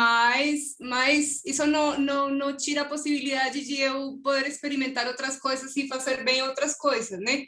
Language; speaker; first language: Portuguese; non-native, fluent; Spanish